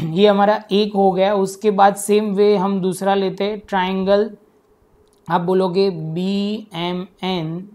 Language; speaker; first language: Hindi; non-native, local second language; Gujarati